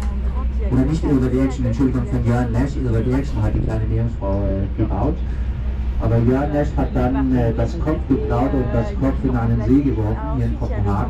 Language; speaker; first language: German; non-native, fluent; Danish